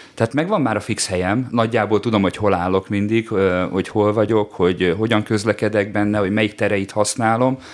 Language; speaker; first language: Hungarian; native; Hungarian